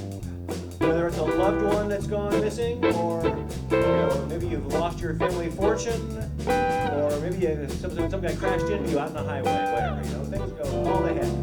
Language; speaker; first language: English; native; English